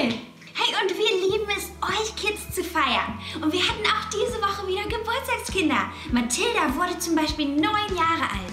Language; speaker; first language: German; native; German